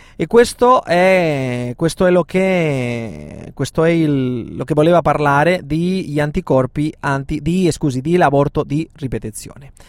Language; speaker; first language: Italian; non-native, fluent; Spanish